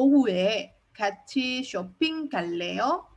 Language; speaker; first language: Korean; non-native, fluent; Indonesian